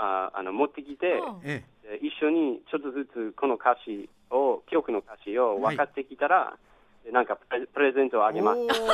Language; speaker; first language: Japanese; non-native, fluent; English